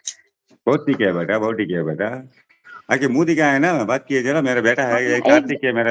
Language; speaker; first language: Hindi; non-native, local second language; Tamil